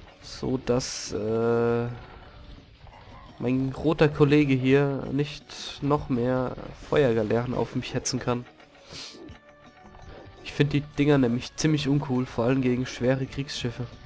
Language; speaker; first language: German; native; German